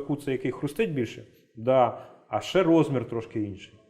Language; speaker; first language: Ukrainian; native; Ukrainian